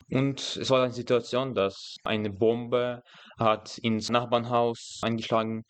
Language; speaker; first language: German; non-native, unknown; Russian